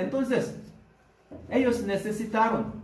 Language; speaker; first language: Spanish; non-native, learner; Korean